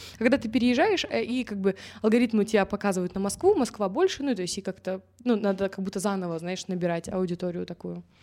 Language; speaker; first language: Russian; native; Russian